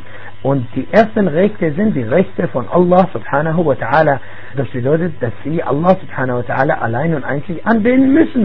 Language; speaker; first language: German; non-native, fluent; Arabic